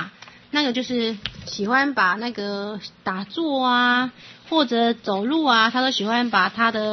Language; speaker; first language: Chinese; native; Chinese